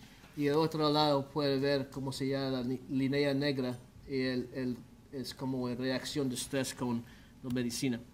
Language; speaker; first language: Spanish; non-native, learner; English